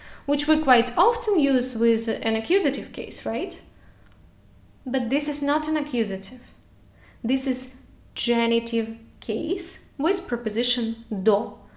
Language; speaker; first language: English; non-native, fluent; Ukrainian